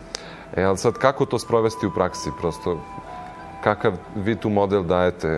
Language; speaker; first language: Croatian; native; Croatian